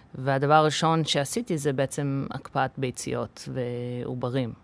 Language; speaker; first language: Hebrew; early bilingual, other home language; English